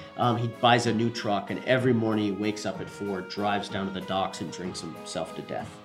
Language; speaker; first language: English; native; English